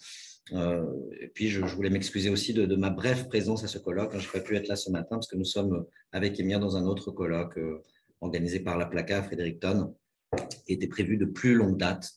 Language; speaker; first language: French; native; French